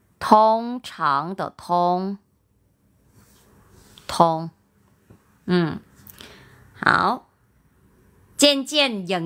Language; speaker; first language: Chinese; non-native, learner; Vietnamese